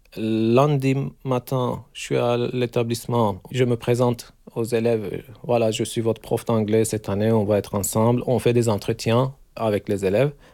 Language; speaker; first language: French; non-native, learner; Turkish